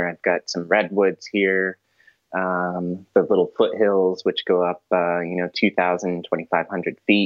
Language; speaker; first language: English; native; English